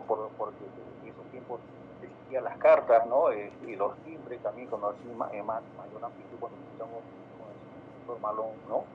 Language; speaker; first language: Spanish; native; Spanish